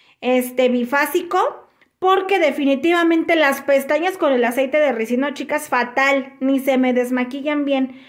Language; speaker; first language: Spanish; native; Spanish